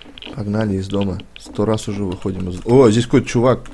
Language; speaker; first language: Russian; native; Russian